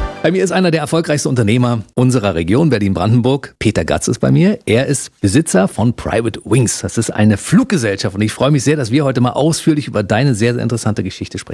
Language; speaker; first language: German; native; German